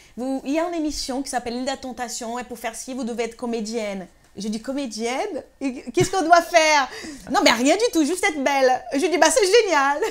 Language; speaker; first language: French; non-native, fluent; Portuguese